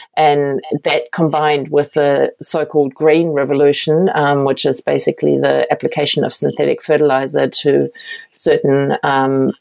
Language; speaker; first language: English; non-native, fluent; German